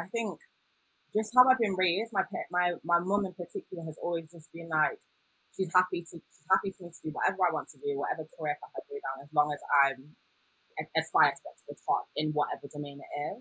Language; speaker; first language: English; native; English